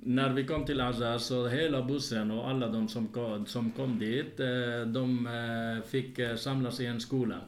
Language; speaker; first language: Swedish; non-native, fluent; Arabic